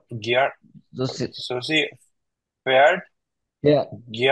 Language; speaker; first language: German; non-native, learner; Bangla